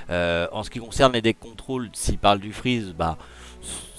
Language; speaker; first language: French; native; French